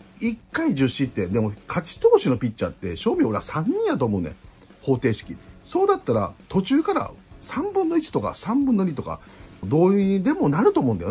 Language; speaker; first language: Japanese; native; Japanese